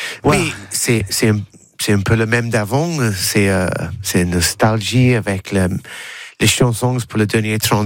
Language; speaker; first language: French; non-native, learner; English